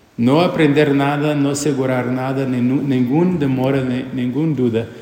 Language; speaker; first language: Spanish; non-native, fluent; Portuguese